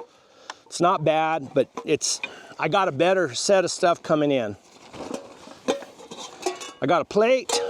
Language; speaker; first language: English; native; English